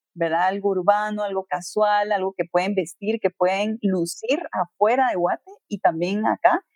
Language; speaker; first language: Spanish; native; Spanish